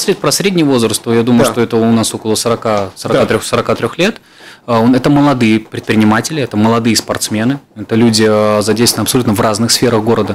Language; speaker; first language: Russian; native; Russian